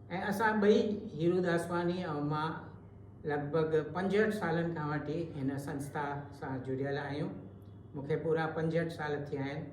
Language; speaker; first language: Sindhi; early bilingual, heritage; Sindhi